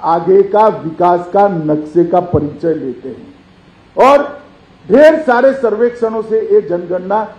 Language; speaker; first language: Hindi; non-native, local second language; Gujarati